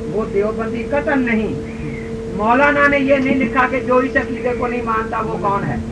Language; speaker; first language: Urdu; native; Urdu